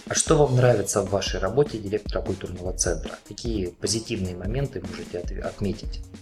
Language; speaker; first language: Russian; native; Russian